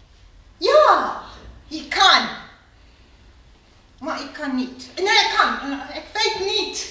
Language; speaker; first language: Dutch; non-native, learner; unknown